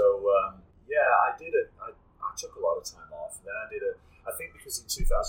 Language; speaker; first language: English; native; English